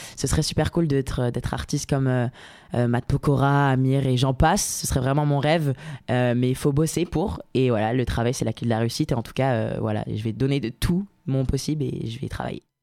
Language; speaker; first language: French; native; French